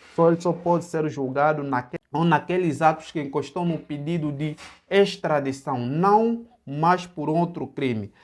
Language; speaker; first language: Portuguese; native; Portuguese